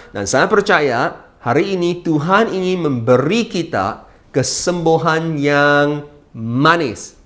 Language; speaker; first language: Malay; non-native, local second language; Chinese